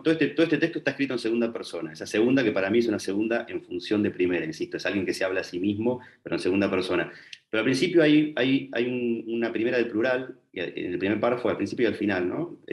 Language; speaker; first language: Spanish; native; Spanish